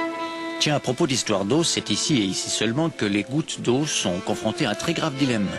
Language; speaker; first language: French; native; French